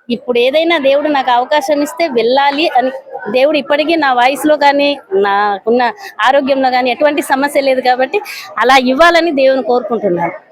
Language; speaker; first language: Telugu; native; Telugu